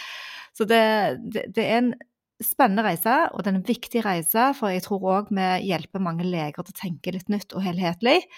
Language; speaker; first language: Norwegian; native; Norwegian